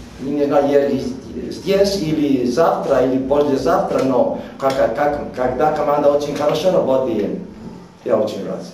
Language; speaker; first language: Russian; non-native, learner; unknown